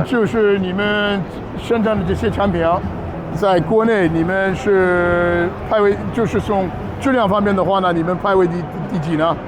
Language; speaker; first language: Chinese; non-native, fluent; English